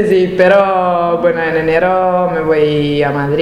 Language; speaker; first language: Spanish; non-native, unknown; Italian